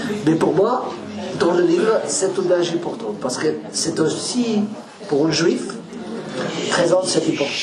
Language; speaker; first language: French; non-native, learner; Spanish